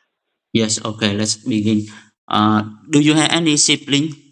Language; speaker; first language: English; non-native, fluent; Vietnamese